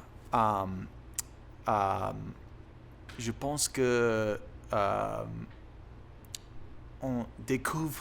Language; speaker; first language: French; non-native, learner; English